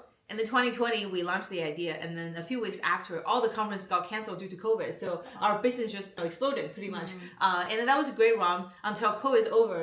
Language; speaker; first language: English; non-native, fluent; Chinese